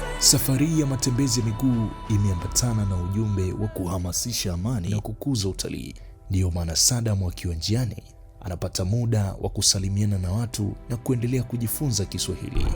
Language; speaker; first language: Swahili; native; Swahili